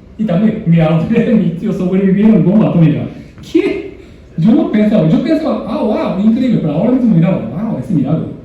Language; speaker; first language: Spanish; non-native, learner; Japanese